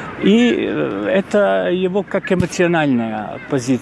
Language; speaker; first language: Russian; non-native, fluent; Serbian